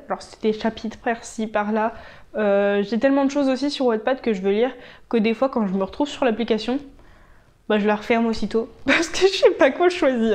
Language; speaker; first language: French; native; French